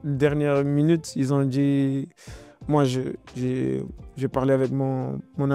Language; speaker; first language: French; non-native, learner; Portuguese